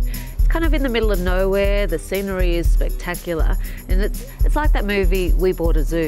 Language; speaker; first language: English; native; English